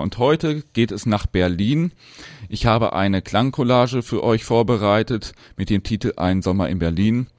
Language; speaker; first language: German; native; German